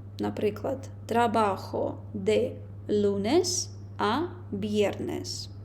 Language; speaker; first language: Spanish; non-native, fluent; Ukrainian